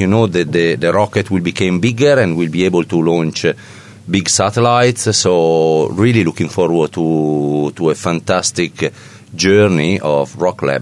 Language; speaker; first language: English; non-native, fluent; Italian